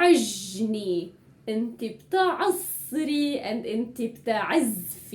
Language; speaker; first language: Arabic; native; Arabic